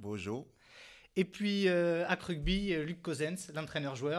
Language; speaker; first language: French; native; French